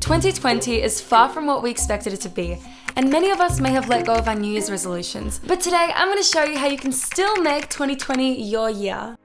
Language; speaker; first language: English; native; English